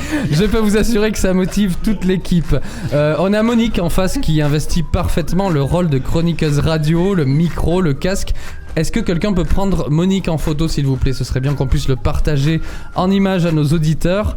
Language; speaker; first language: French; native; French